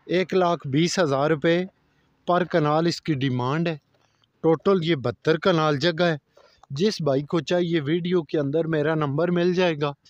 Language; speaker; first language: Urdu; non-native, local second language; Punjabi